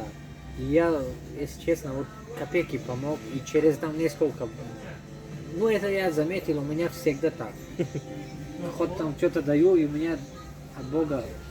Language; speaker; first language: Russian; non-native, learner; Tajik